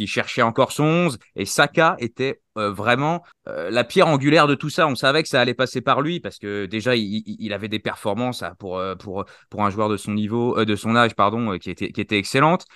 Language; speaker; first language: French; native; French